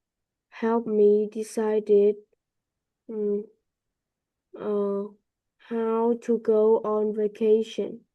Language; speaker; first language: English; non-native, learner; Vietnamese